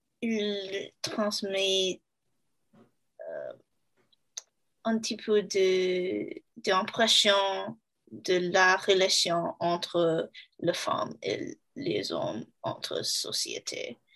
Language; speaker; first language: French; non-native, learner; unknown